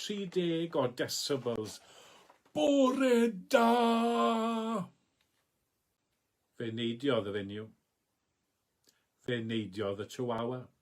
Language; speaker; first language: Welsh; native; Welsh